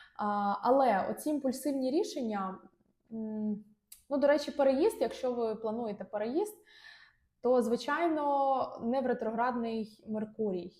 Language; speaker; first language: Ukrainian; non-native, local second language; Russian